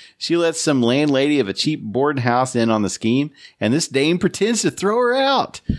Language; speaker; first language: English; native; English